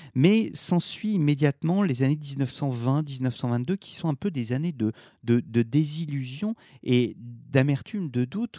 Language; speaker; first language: French; native; French